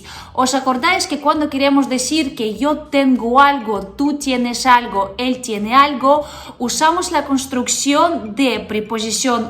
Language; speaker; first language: Spanish; non-native, fluent; Russian